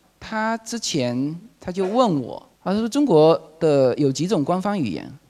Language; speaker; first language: Chinese; native; Chinese